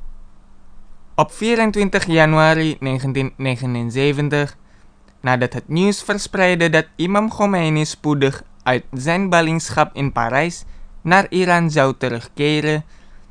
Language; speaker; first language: Dutch; non-native, fluent; Indonesian